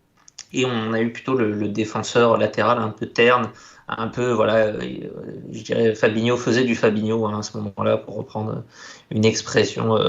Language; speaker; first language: French; native; French